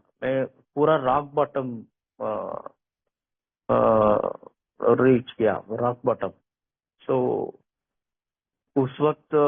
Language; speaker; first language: Hindi; non-native, local second language; Kannada